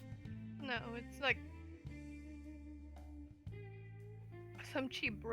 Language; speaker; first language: English; native; English